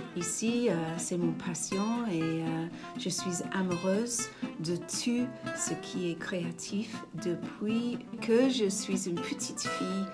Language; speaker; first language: French; non-native, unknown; English